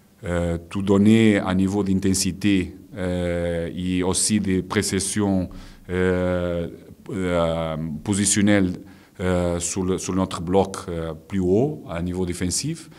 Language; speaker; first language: French; non-native, fluent; Portuguese